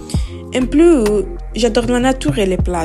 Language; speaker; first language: French; non-native, learner; Italian